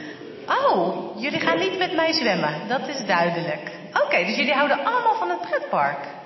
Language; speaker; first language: Dutch; native; Dutch